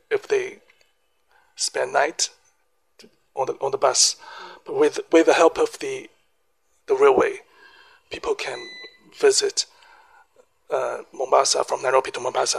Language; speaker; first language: English; non-native, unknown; Chinese